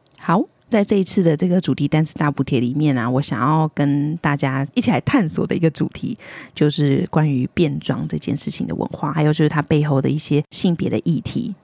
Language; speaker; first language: Chinese; native; Chinese